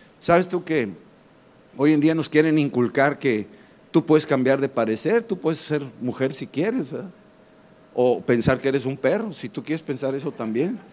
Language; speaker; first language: Spanish; native; Spanish